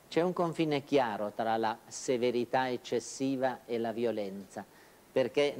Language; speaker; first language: Italian; native; Italian